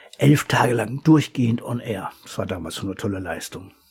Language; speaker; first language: German; native; German